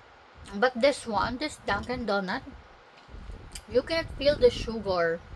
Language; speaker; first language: English; non-native, local second language; Filipino